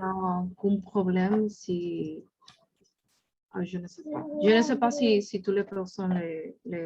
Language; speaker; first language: French; non-native, learner; Spanish